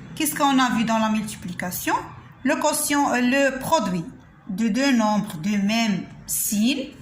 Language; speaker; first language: French; non-native, local second language; Arabic